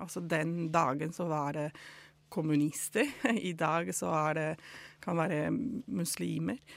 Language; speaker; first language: Norwegian; non-native, fluent; Italian